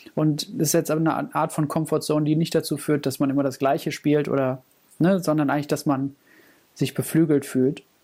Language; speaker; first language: German; native; German